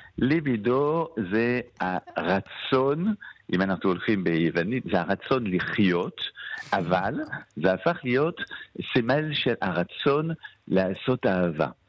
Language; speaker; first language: Hebrew; non-native, fluent; French